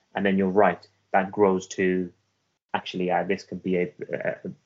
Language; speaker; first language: English; early bilingual, other home language; Persian